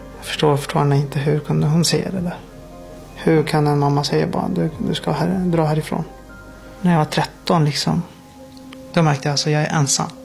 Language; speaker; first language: Swedish; non-native, fluent; Persian